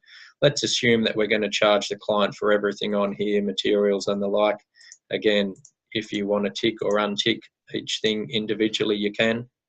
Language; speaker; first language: English; native; English